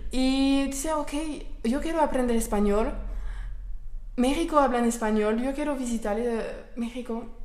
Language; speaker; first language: Spanish; non-native, learner; French